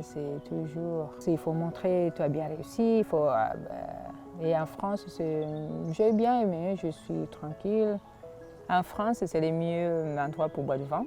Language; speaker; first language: French; non-native, fluent; Swahili